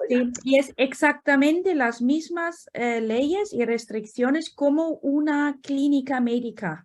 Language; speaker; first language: Spanish; non-native, fluent; German